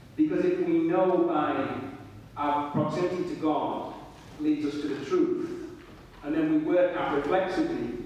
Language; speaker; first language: English; non-native, fluent; Italian